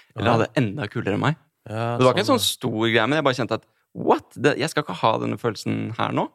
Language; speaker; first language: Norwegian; native; Norwegian